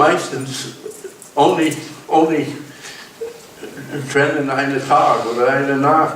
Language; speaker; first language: German; non-native, learner; English